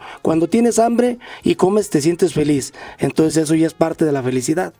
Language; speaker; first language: Spanish; native; Spanish